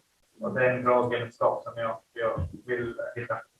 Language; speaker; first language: Swedish; non-native, learner; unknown